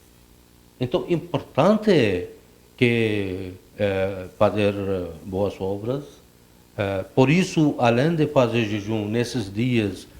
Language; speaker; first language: Portuguese; non-native, fluent; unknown